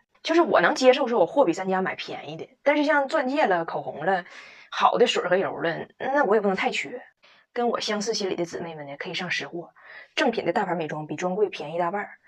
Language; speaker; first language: Chinese; native; Chinese